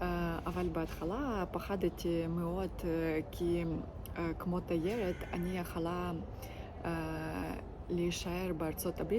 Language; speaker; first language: Hebrew; non-native, learner; Ukrainian